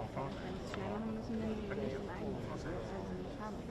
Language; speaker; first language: German; native; German